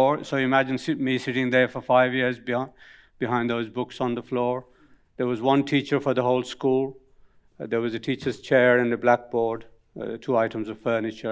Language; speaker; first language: English; non-native, local second language; Punjabi